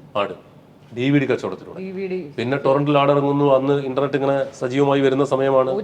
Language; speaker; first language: Malayalam; native; Malayalam